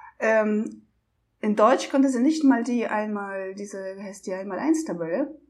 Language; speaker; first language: German; non-native, fluent; Russian